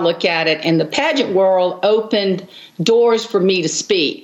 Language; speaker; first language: English; native; English